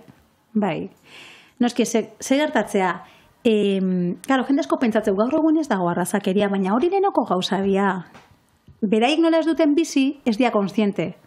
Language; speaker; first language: Basque; native; Basque